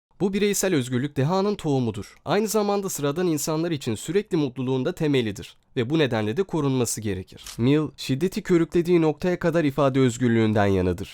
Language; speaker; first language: Turkish; native; Turkish